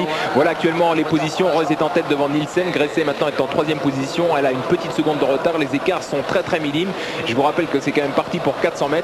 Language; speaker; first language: French; native; French